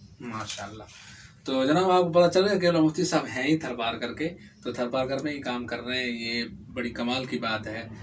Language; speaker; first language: Urdu; non-native, local second language; Sindhi